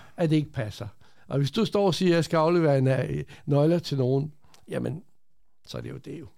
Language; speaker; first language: Danish; early bilingual, other home language; Croatian